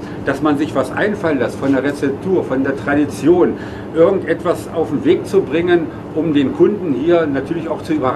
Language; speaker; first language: German; native; German